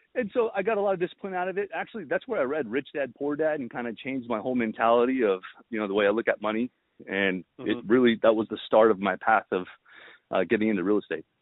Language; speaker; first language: English; early bilingual, other home language; Romanian